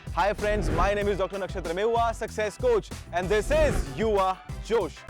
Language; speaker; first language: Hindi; non-native, local second language; Gujarati